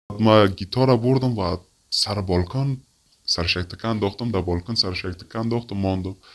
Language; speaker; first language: Persian; native; Persian